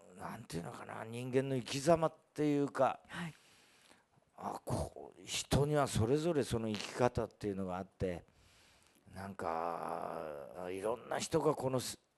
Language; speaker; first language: Japanese; native; Japanese